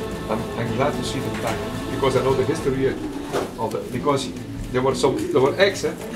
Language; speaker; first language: English; non-native, learner; French